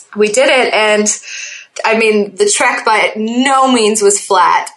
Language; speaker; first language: English; native; English